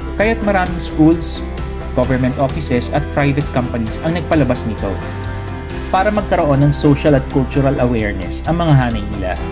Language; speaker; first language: Filipino; native; Filipino